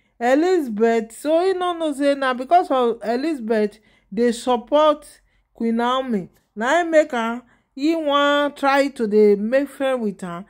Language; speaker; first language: Nigerian Pidgin; non-native, local second language; Yoruba